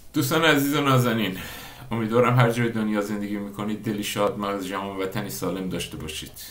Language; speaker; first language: Persian; non-native, local second language; Kurdish